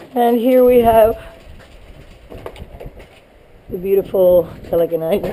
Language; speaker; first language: English; early bilingual, other home language; Spanish